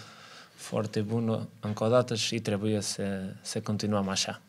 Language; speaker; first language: Romanian; non-native, learner; Portuguese